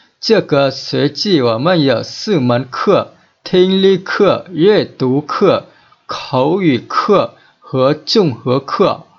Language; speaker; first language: Chinese; non-native, fluent; Vietnamese